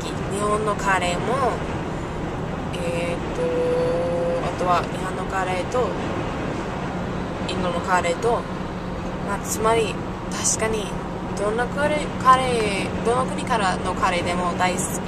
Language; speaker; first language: Japanese; non-native, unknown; English